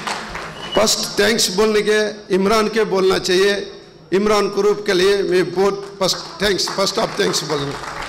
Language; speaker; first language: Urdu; non-native, local second language; Telugu